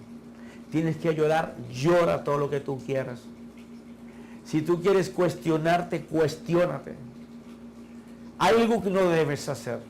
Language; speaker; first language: Spanish; native; Spanish